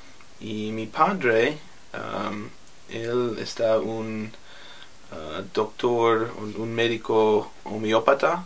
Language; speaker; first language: Spanish; non-native, learner; English